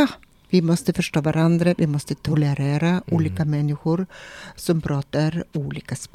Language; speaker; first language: Swedish; non-native, fluent; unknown